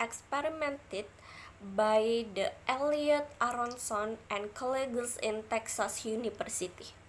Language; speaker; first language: English; non-native, learner; Indonesian